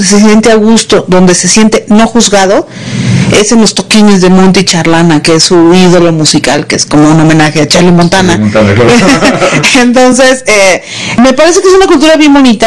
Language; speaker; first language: Spanish; native; Spanish